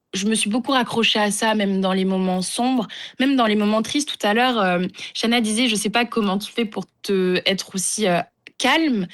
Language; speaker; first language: French; early bilingual, other home language; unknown